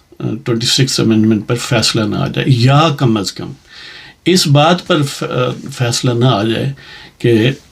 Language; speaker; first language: Urdu; non-native, local second language; Punjabi